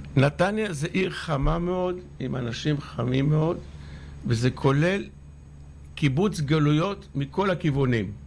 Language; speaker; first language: Hebrew; native; Hebrew